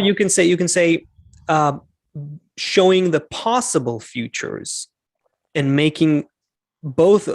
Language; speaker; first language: English; non-native, fluent; Hebrew